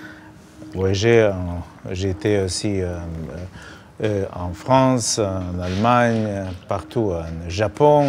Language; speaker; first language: French; non-native, learner; Russian